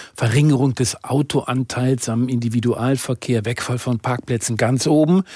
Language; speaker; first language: German; native; German